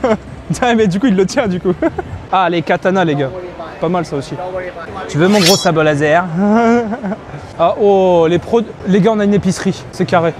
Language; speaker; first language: French; native; French